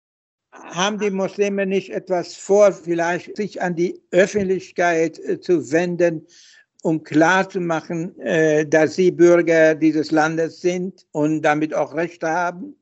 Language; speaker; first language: German; non-native, fluent; Persian